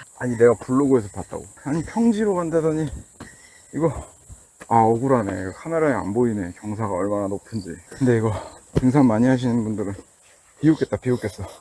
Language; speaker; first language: Korean; native; Korean